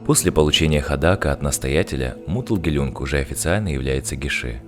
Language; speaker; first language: Russian; native; Russian